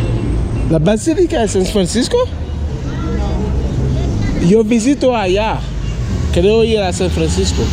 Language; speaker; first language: Spanish; non-native, learner; Haitian Creole